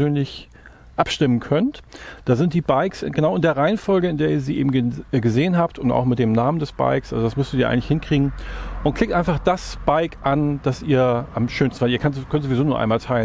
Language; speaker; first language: German; native; German